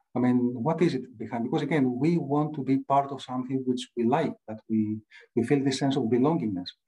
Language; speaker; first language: English; non-native, fluent; Greek